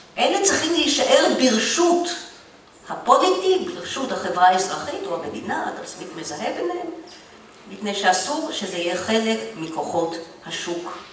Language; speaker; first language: Hebrew; native; Hebrew